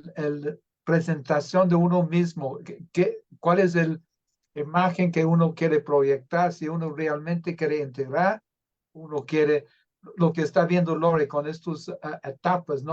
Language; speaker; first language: Spanish; non-native, fluent; English